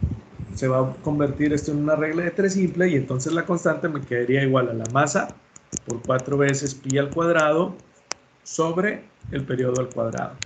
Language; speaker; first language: Spanish; native; Spanish